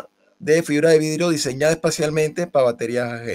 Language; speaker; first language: Spanish; native; Spanish